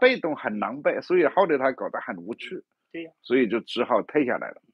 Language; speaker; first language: Chinese; native; Chinese